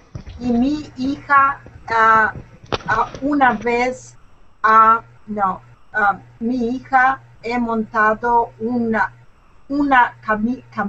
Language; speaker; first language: Spanish; non-native, learner; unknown